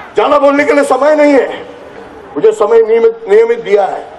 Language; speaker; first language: Hindi; non-native, local second language; Marathi